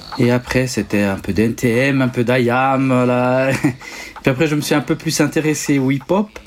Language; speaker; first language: French; non-native, local second language; Italian